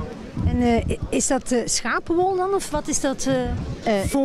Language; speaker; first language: Dutch; native; Dutch